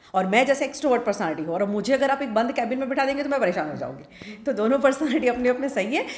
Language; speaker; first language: Hindi; non-native, local second language; Gujarati